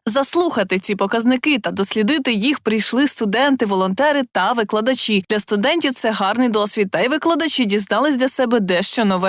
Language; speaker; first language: Ukrainian; native; Ukrainian